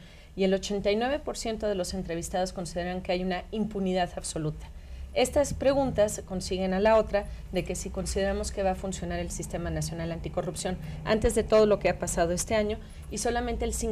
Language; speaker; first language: Spanish; native; Spanish